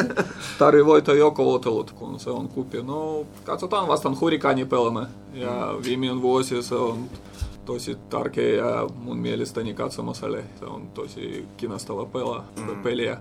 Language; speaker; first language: Finnish; non-native, learner; Russian